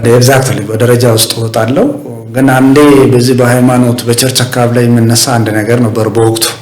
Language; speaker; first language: Amharic; non-native, local second language; Hadiyya